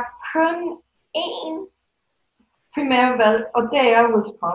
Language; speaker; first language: Danish; non-native, fluent; English